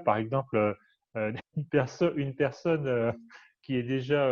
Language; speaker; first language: French; native; French